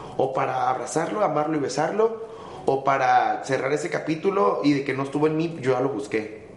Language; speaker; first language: Spanish; native; Spanish